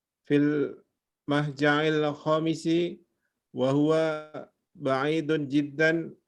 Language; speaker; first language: Arabic; non-native, learner; Indonesian